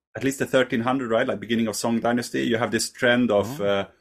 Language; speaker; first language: English; non-native, fluent; Swedish